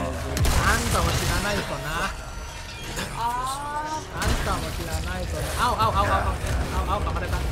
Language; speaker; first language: Japanese; non-native, fluent; Indonesian